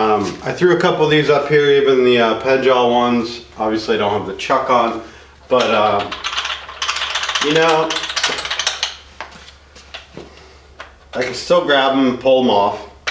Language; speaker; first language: English; native; English